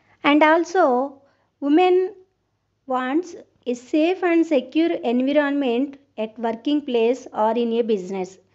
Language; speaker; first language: English; non-native, local second language; Telugu